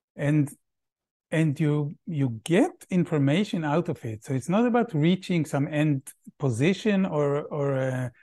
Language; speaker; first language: English; non-native, fluent; Hebrew